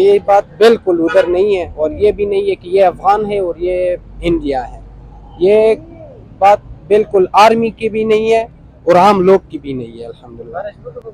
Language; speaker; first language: Hindi; non-native, learner; Pashto